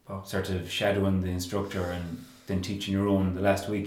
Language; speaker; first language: English; native; English